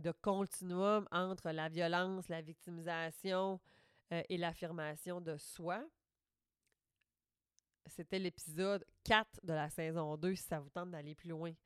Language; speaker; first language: French; native; French